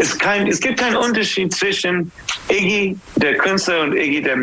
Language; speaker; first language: German; non-native, learner; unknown